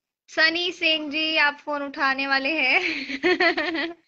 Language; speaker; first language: Hindi; native; Hindi